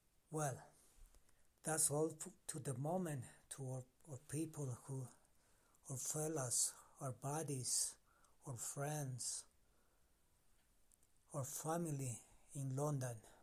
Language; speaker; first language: English; non-native, learner; Spanish